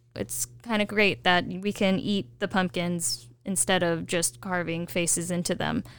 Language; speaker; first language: English; native; English